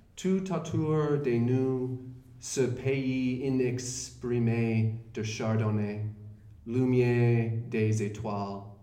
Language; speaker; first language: French; non-native, learner; English